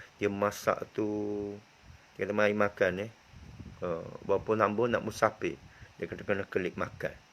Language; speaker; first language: Malay; non-native, local second language; Chinese